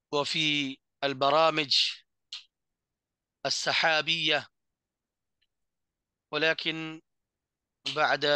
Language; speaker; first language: Arabic; non-native, fluent; Bangla